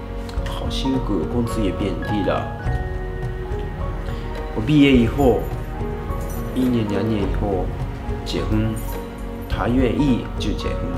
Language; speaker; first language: Chinese; non-native, fluent; Japanese